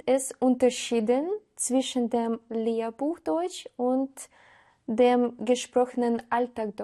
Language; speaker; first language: German; non-native, learner; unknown